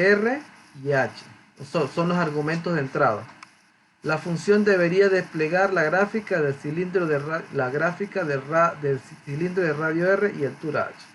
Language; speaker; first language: Spanish; native; Spanish